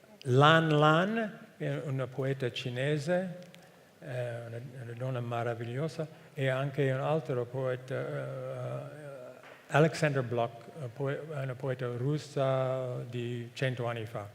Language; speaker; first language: Italian; non-native, fluent; English